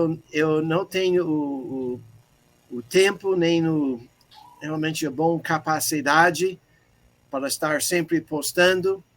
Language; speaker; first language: Portuguese; non-native, fluent; English